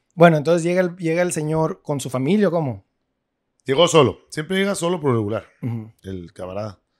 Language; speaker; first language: Spanish; early bilingual, heritage; Spanish